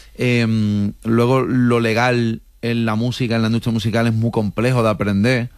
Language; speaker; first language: Spanish; native; Spanish